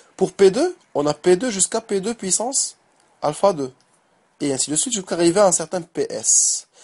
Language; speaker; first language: French; non-native, local second language; Arabic